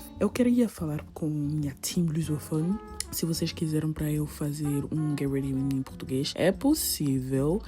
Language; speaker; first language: Portuguese; non-native, learner; French